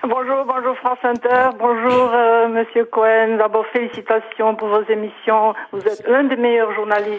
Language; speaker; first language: French; non-native, fluent; Romanian